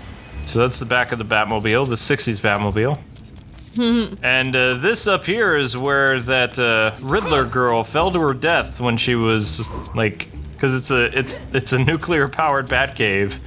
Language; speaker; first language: English; native; English